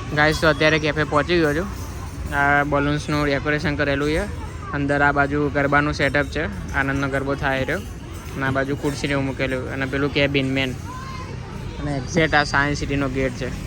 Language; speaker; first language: Gujarati; native; Gujarati